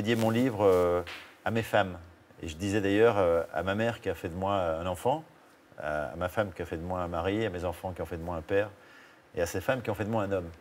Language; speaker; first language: French; native; French